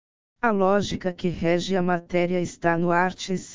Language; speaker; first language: Portuguese; native; Portuguese